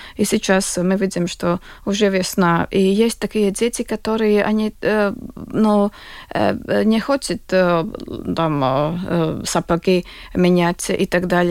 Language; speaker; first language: Russian; non-native, local second language; Latvian